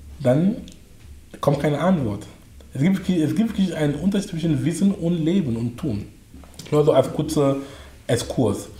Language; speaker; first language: German; non-native, fluent; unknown